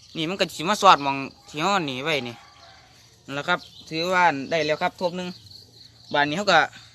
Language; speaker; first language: Thai; native; Thai